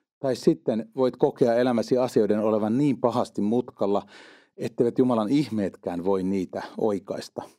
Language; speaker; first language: Finnish; native; Finnish